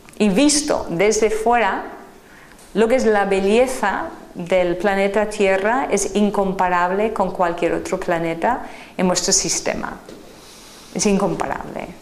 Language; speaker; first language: Spanish; non-native, fluent; English